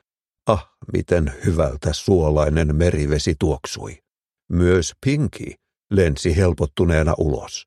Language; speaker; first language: Finnish; native; Finnish